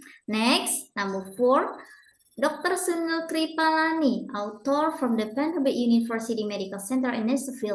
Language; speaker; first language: English; non-native, learner; Indonesian